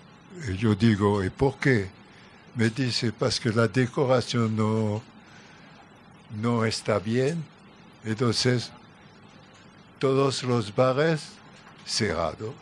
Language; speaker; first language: Spanish; non-native, learner; French